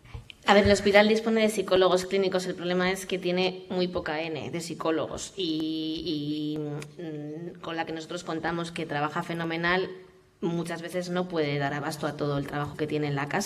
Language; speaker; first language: Spanish; native; Spanish